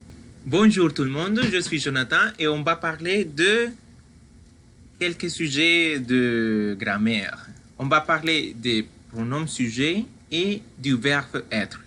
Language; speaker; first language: French; non-native, fluent; Spanish